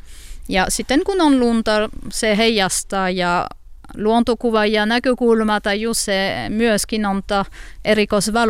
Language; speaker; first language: Finnish; non-native, learner; French